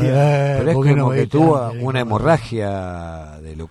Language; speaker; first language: Spanish; native; Spanish